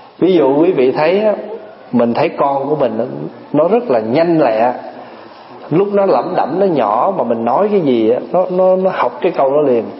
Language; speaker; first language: Vietnamese; early bilingual, other home language; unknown